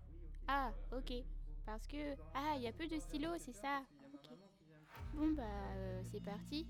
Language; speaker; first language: French; native; French